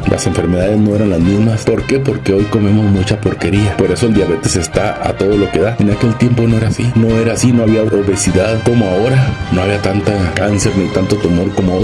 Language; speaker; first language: Spanish; native; Spanish